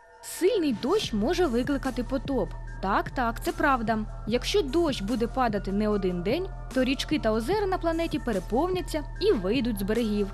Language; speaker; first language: Ukrainian; native; Ukrainian